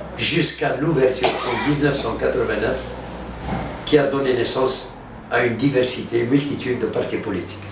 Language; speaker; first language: French; non-native, local second language; Arabic